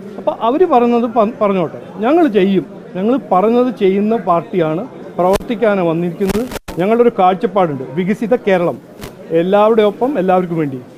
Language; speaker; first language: Malayalam; early bilingual, heritage; Malayalam